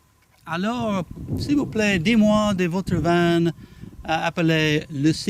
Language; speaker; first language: French; non-native, learner; English